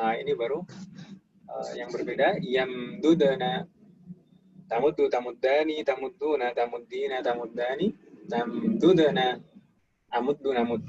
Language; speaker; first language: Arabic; non-native, fluent; Indonesian